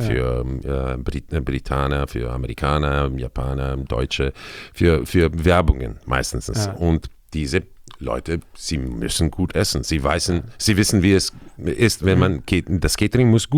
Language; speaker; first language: German; non-native, fluent; Croatian